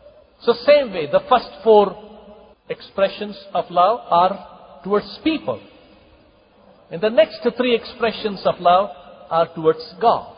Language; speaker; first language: English; non-native, local second language; Kannada